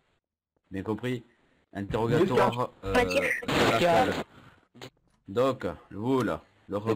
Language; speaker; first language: French; native; French